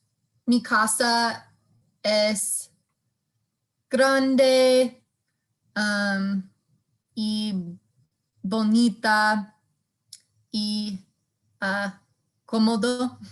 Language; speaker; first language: Spanish; non-native, learner; English